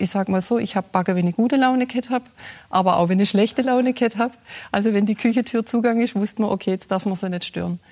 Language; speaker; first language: German; native; German